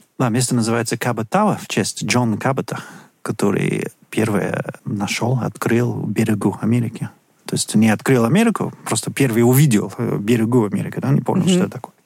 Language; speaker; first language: Russian; non-native, fluent; English